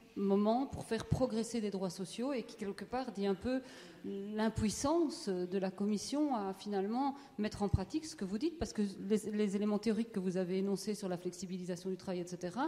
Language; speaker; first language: French; native; French